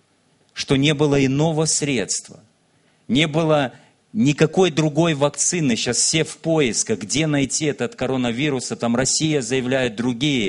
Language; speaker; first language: Russian; native; Russian